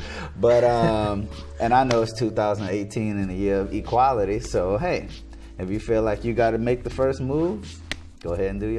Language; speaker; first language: English; native; English